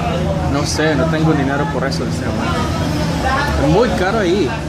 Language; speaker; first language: Spanish; non-native, learner; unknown